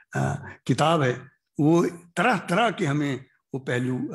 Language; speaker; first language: Hindi; native; Hindi